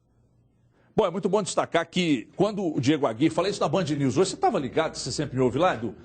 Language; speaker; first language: Portuguese; native; Portuguese